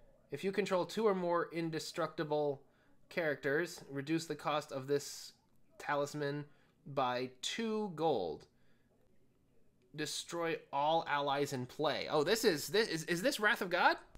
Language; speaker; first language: English; native; English